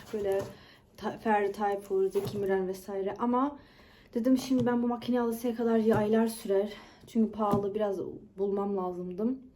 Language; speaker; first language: Turkish; early bilingual, heritage; Turkish